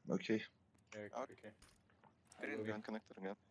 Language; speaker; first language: English; non-native, learner; Turkish